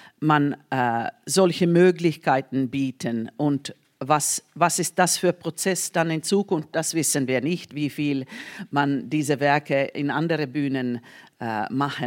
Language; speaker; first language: German; non-native, fluent; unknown